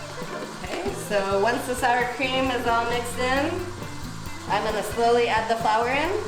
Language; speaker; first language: English; native; English